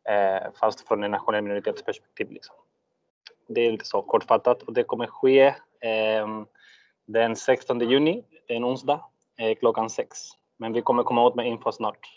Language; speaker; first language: Swedish; native; Swedish